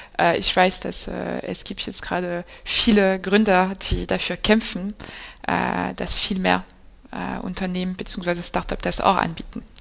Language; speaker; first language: German; non-native, fluent; French